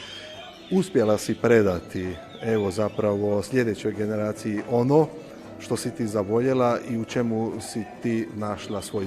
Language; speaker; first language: Bosnian; native; Bosnian